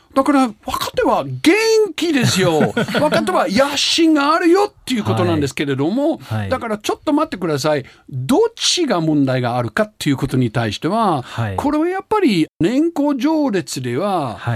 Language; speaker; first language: Japanese; non-native, fluent; German